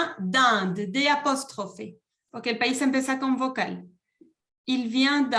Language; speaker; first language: Spanish; non-native, fluent; French